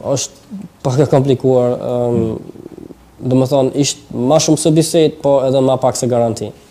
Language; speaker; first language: Albanian; early bilingual, heritage; Albanian